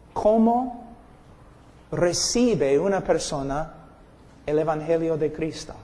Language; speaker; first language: Spanish; non-native, fluent; English